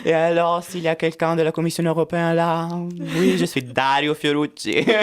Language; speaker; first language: French; non-native, fluent; Italian